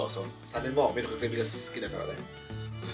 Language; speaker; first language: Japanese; non-native, fluent; Indonesian